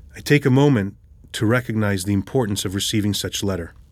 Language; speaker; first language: English; early bilingual, other home language; Hebrew